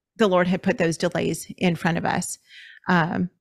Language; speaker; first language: English; native; English